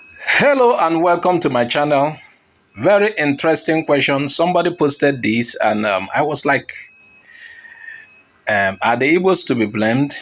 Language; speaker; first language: English; non-native, local second language; Igbo